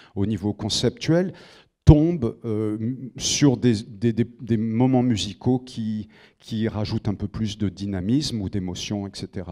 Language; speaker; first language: French; native; French